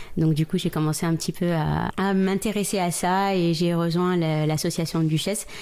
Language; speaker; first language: French; non-native, local second language; Arabic